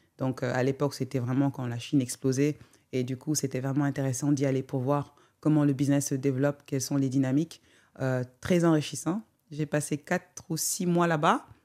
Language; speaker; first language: French; non-native, local second language; Wolof